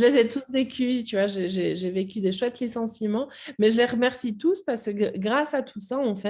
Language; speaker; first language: French; native; French